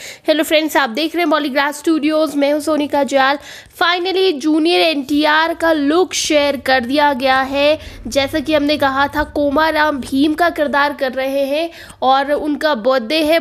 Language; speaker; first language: Hindi; native; Hindi